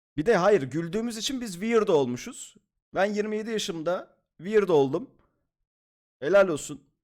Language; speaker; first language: Turkish; native; Turkish